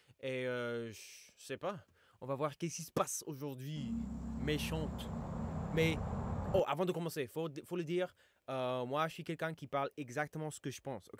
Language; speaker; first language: French; non-native, fluent; English